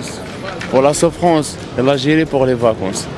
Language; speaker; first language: French; non-native, learner; Arabic